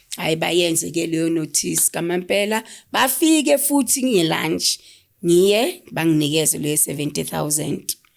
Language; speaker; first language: Zulu; native; Zulu